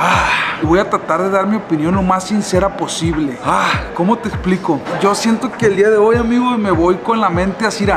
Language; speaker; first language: Spanish; native; Spanish